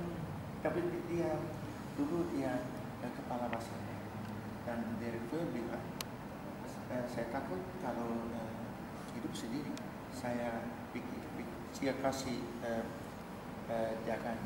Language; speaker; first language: Indonesian; early bilingual, heritage; Dutch